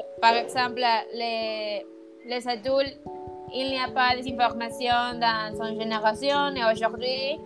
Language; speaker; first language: French; non-native, learner; Spanish